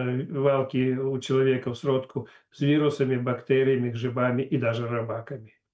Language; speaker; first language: Polish; non-native, learner; Russian